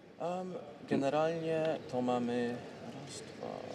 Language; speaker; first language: Polish; early bilingual, heritage; Polish